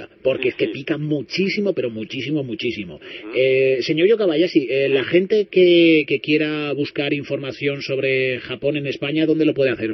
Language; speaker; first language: Spanish; native; Spanish